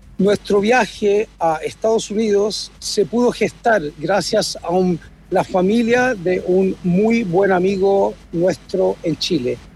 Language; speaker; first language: Spanish; native; Spanish